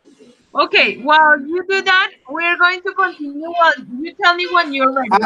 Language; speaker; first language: English; non-native, fluent; Spanish